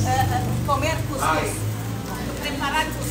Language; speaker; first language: Spanish; non-native, learner; Arabic